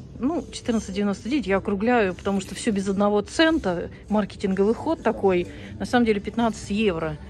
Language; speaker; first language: Russian; native; Russian